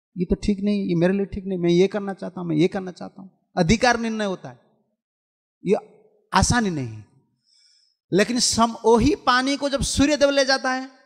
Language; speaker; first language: Hindi; non-native, local second language; Odia